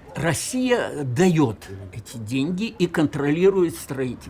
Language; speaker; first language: Russian; native; Russian